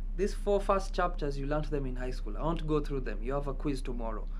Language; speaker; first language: English; non-native, local second language; Kikuyu